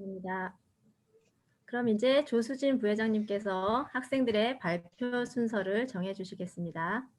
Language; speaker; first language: Korean; native; Korean